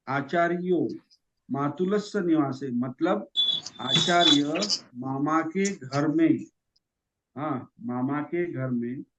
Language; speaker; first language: Hindi; non-native, local second language; Marathi